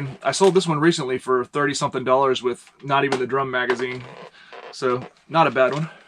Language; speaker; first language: English; native; English